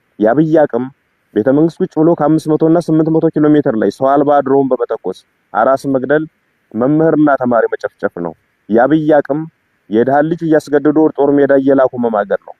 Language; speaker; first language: Amharic; native; Amharic